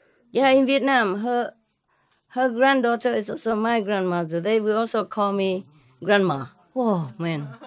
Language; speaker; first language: English; non-native, fluent; Vietnamese